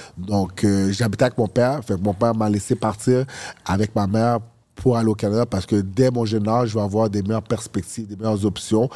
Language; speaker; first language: French; early bilingual, other home language; Haitian Creole